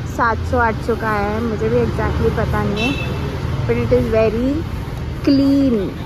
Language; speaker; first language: Hindi; non-native, local second language; Marathi